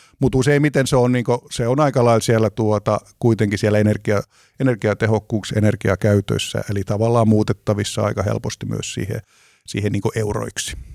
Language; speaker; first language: Finnish; native; Finnish